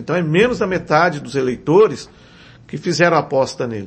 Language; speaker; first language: Portuguese; native; Portuguese